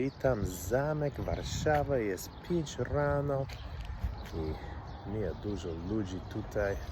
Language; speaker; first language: Polish; non-native, learner; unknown